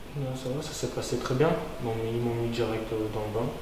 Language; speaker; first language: French; native; French